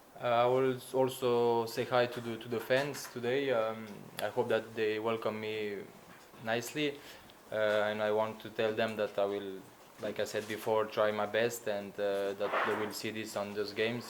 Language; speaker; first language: English; non-native, learner; Slovenian